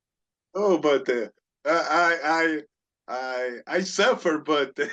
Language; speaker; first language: English; non-native, learner; Portuguese